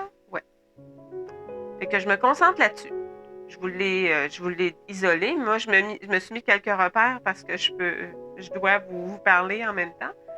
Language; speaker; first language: French; native; French